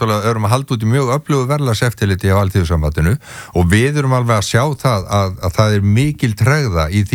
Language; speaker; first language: Icelandic; native; Icelandic